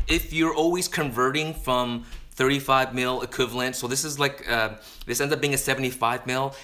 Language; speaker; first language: English; native; English